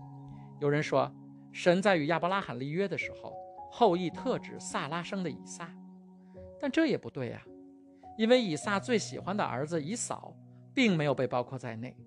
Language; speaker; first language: Chinese; native; Chinese